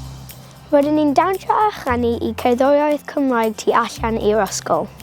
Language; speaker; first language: Welsh; non-native, local second language; English